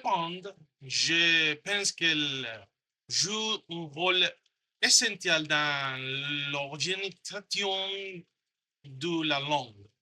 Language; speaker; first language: French; non-native, learner; Spanish